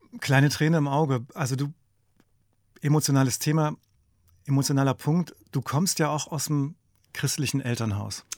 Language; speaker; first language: German; native; German